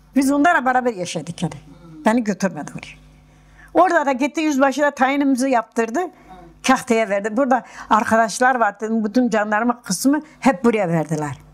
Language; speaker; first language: Turkish; non-native, local second language; Kurdish